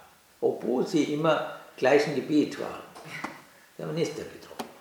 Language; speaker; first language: German; non-native, learner; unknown